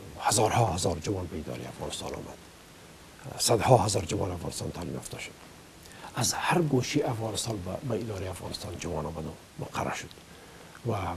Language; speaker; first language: Persian; native; Persian